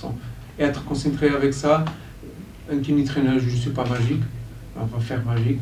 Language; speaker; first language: French; non-native, fluent; Portuguese